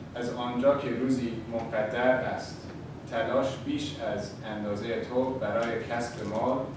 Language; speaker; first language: Persian; early bilingual, heritage; Persian